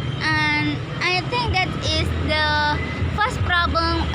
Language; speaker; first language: English; non-native, learner; Indonesian